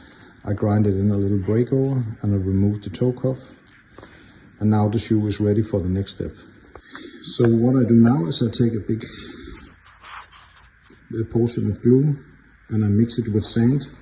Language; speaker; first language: English; non-native, fluent; Danish